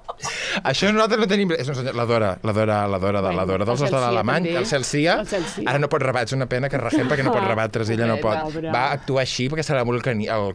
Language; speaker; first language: Catalan; native; Catalan